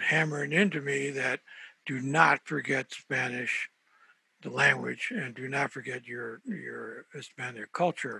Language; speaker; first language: English; early bilingual, other home language; Spanish